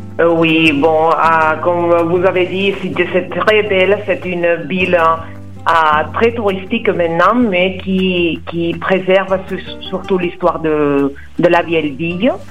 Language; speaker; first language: French; non-native, fluent; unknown